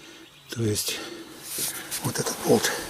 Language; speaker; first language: Russian; native; Russian